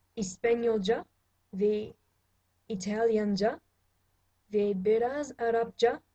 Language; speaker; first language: Turkish; non-native, fluent; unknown